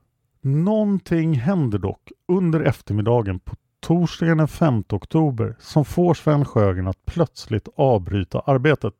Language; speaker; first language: Swedish; native; Swedish